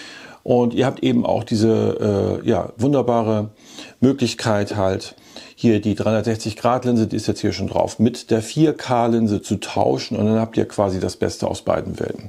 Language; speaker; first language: German; native; German